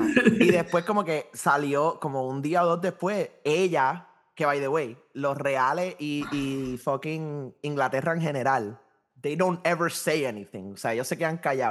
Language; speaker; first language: Spanish; native; Spanish